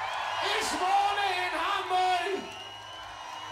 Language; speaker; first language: German; non-native, learner; Swedish